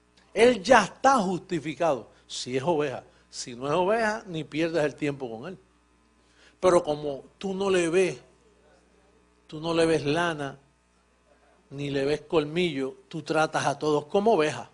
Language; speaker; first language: Spanish; native; Spanish